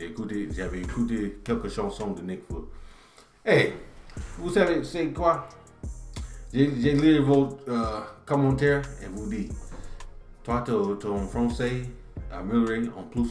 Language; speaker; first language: French; non-native, learner; English